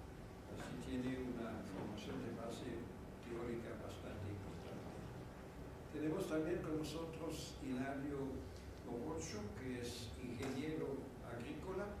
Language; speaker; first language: Spanish; non-native, fluent; French